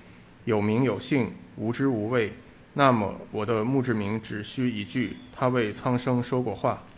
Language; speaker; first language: Chinese; non-native, local second language; Cantonese